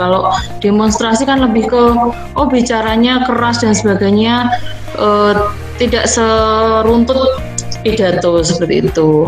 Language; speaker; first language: Indonesian; native; Indonesian